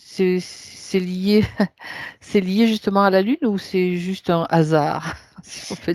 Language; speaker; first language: French; native; French